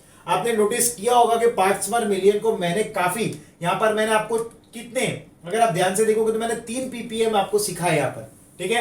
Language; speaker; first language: Hindi; non-native, local second language; Gujarati